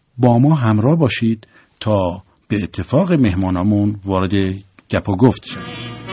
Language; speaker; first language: Persian; native; Persian